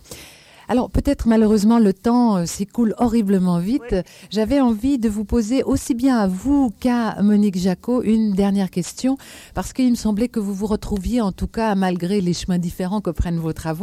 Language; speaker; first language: French; native; French